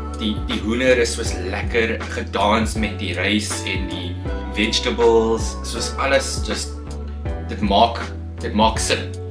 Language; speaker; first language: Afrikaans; non-native, learner; Korean